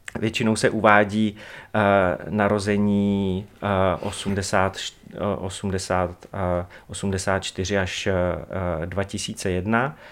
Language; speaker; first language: Czech; native; Czech